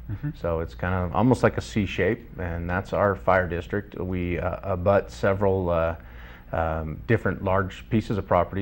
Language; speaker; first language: English; native; English